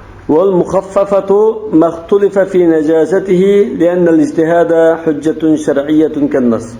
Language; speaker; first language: Arabic; non-native, fluent; Uzbek